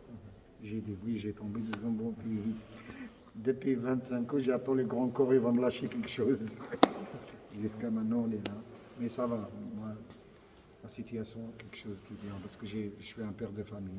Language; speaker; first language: French; non-native, fluent; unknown